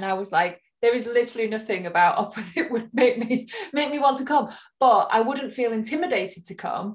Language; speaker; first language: English; native; English